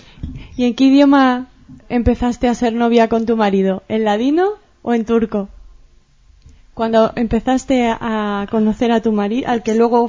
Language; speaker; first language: Spanish; native; Spanish